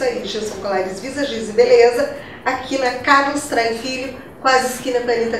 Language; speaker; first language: Portuguese; native; Portuguese